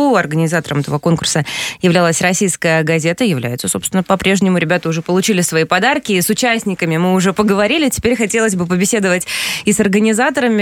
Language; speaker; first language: Russian; native; Russian